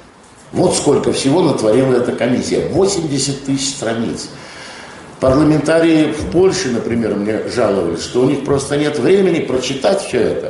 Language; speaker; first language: Russian; native; Russian